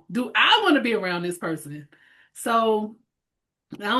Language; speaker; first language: English; native; English